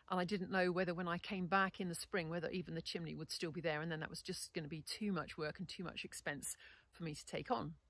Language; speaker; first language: English; native; English